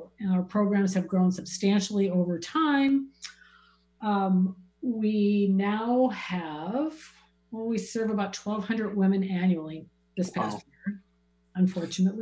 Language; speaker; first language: English; native; English